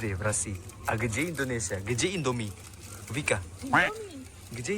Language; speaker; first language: Russian; non-native, learner; Indonesian